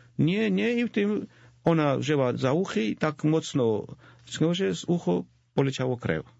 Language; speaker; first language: Polish; non-native, fluent; Georgian